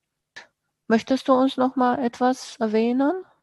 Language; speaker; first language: German; non-native, fluent; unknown